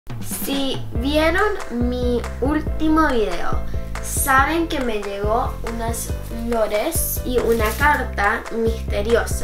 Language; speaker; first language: Spanish; early bilingual, heritage; Spanish